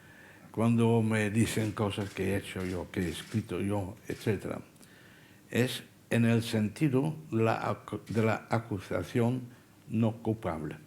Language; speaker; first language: Spanish; non-native, fluent; Dutch